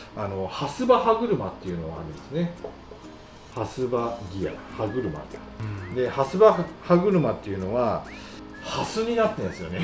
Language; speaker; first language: Japanese; native; Japanese